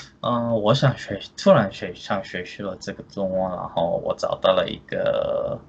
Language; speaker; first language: Chinese; non-native, fluent; Korean